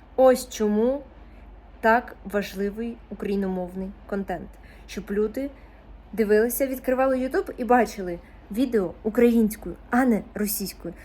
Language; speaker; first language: Ukrainian; non-native, local second language; Russian